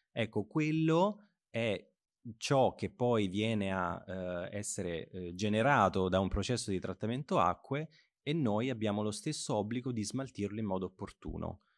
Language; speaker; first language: Italian; native; Italian